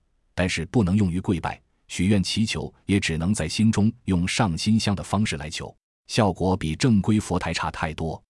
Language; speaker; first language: Chinese; native; Chinese